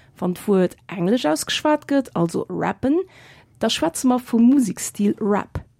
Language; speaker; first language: Luxembourgish; native; Luxembourgish